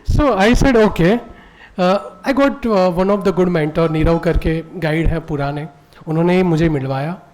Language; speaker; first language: Hindi; non-native, local second language; Gujarati